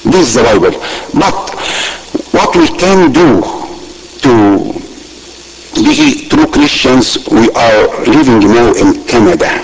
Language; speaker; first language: English; non-native, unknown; Arabic